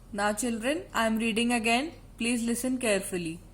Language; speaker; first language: English; non-native, local second language; Hindi